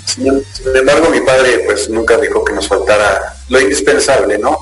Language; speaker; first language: Spanish; native; Spanish